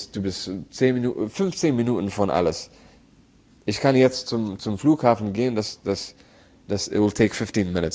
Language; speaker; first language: German; early bilingual, other home language; English